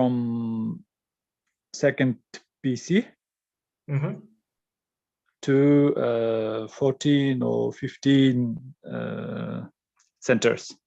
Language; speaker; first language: English; non-native, learner; Kyrgyz